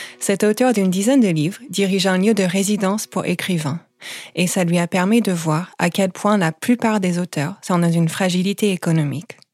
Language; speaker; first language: French; non-native, fluent; English